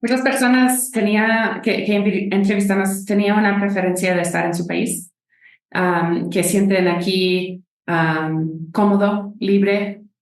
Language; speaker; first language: Spanish; non-native, fluent; English